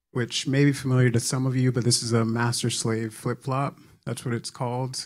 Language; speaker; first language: English; native; English